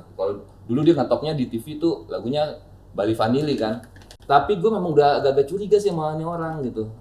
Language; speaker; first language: Indonesian; native; Indonesian